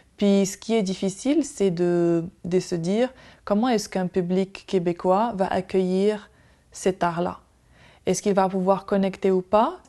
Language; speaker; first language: French; non-native, local second language; Arabic